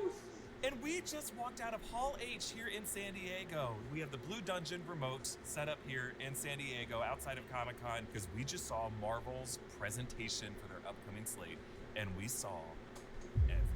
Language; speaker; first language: English; native; English